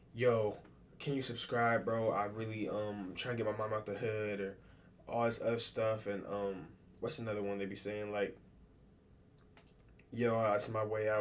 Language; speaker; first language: English; native; English